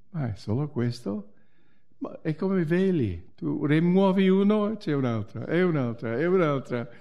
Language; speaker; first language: Italian; non-native, fluent; English